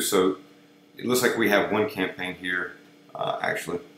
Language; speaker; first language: English; native; English